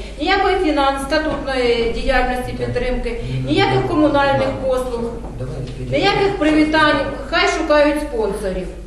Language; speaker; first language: Ukrainian; native; Ukrainian